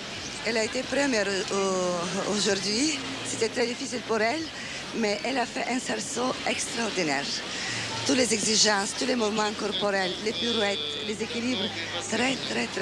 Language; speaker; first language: French; non-native, fluent; Bulgarian